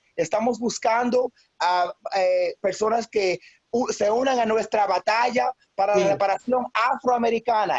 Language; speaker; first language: Spanish; non-native, fluent; English